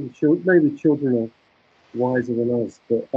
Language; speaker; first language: English; native; English